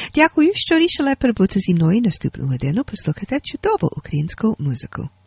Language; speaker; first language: Ukrainian; early bilingual, other home language; English